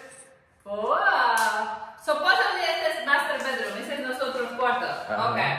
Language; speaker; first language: Spanish; non-native, learner; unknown